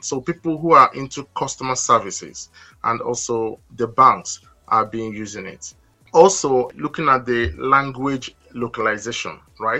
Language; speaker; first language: English; non-native, local second language; Igbo